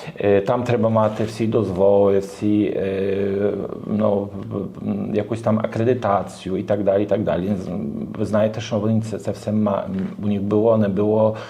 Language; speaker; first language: Ukrainian; non-native, learner; Polish